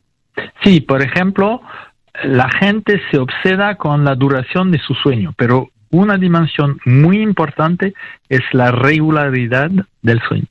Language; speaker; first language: Spanish; non-native, fluent; French